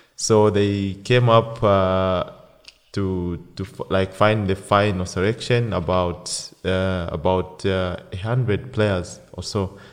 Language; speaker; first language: English; non-native, local second language; Bemba